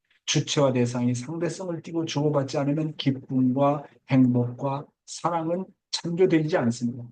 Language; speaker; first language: Korean; native; Korean